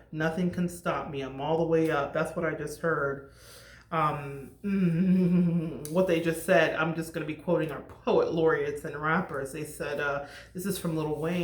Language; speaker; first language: English; native; English